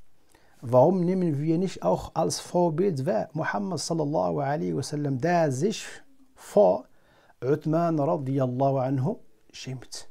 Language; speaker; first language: German; non-native, fluent; Arabic